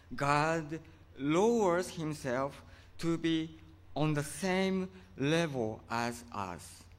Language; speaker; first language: English; non-native, fluent; Japanese